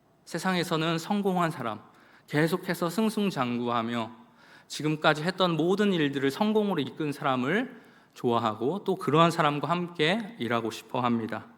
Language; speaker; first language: Korean; native; Korean